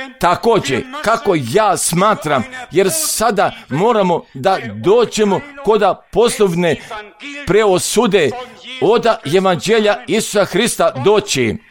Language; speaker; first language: Croatian; non-native, fluent; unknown